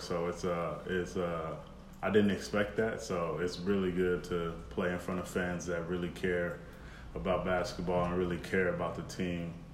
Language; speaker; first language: English; native; English